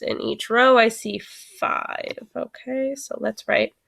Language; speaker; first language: English; native; English